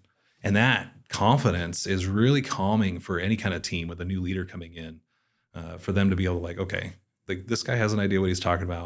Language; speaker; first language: English; native; English